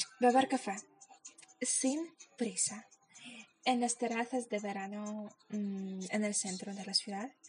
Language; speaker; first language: Spanish; non-native, fluent; Polish